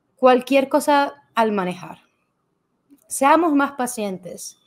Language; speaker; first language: Spanish; native; Spanish